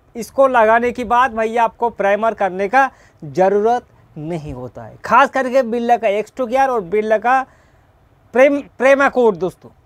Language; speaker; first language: Hindi; native; Hindi